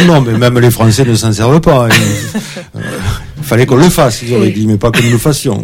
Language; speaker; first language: French; native; French